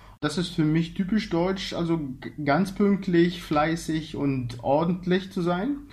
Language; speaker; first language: German; non-native, learner; Arabic